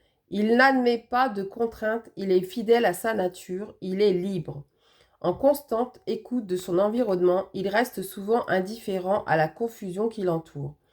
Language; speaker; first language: French; native; French